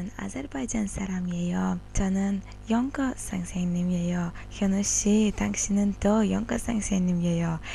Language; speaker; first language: Korean; non-native, learner; Azerbaijani